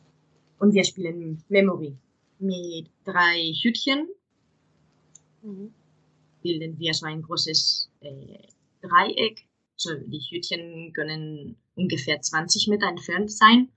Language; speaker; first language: German; non-native, fluent; Spanish